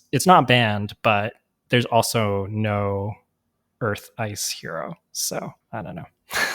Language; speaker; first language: English; native; English